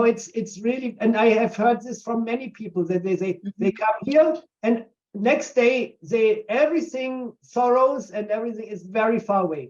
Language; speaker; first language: English; non-native, fluent; German